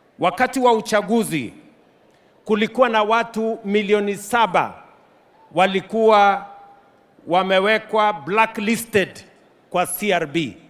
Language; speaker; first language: Swahili; non-native, local second language; Kalenjin